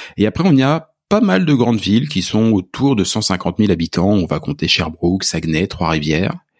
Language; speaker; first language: French; native; French